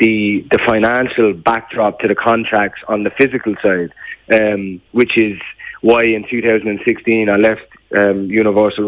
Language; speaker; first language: English; native; English